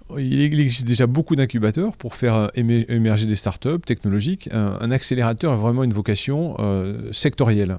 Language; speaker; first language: French; native; French